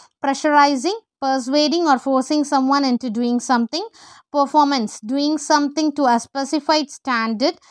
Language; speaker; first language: English; non-native, local second language; Tamil